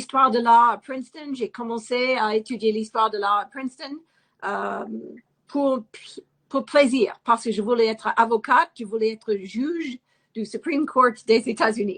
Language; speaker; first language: French; non-native, fluent; English